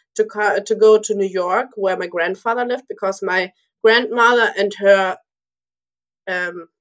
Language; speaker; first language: English; early bilingual, other home language; Russian